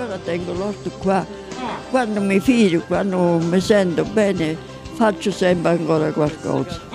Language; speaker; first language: Italian; non-native, local second language; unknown